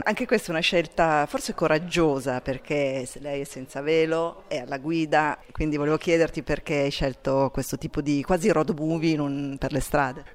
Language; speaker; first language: Italian; native; Italian